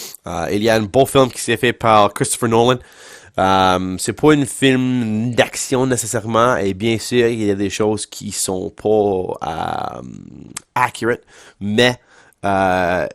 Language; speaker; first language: French; non-native, local second language; English